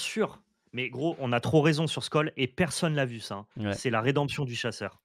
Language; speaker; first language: French; native; French